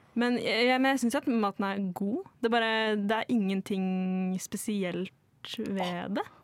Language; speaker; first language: Norwegian; native; Norwegian